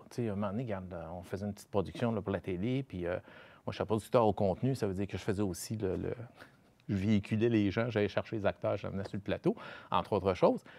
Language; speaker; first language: French; native; French